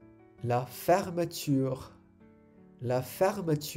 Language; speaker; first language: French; non-native, fluent; Sinhala